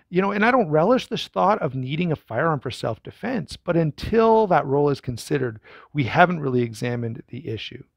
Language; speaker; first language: English; native; English